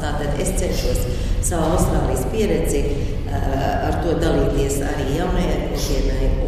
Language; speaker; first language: Latvian; early bilingual, heritage; Latvian